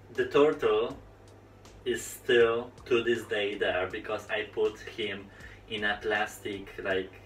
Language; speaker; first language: English; non-native, fluent; Polish